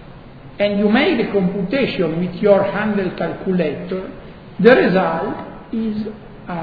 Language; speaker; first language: English; non-native, fluent; Italian